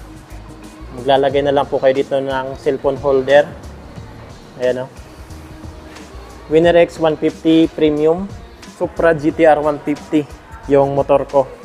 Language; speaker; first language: Filipino; native; Filipino